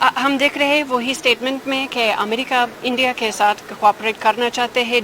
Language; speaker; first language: Hindi; non-native, fluent; English